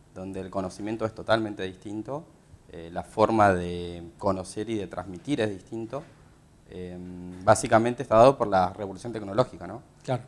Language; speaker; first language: Spanish; native; Spanish